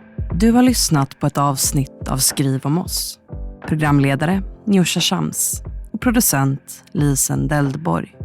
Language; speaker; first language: Swedish; native; Swedish